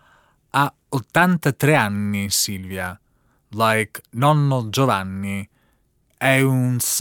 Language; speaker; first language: Italian; non-native, learner; English